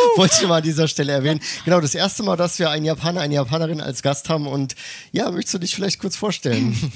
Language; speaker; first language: German; native; German